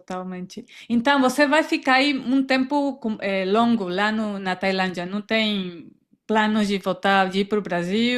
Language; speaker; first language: Portuguese; non-native, fluent; Spanish